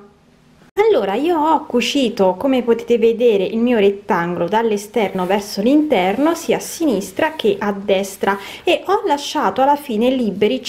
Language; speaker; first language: Italian; native; Italian